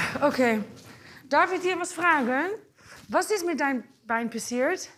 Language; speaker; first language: German; non-native, fluent; Spanish